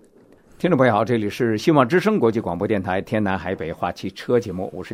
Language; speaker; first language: Chinese; native; Chinese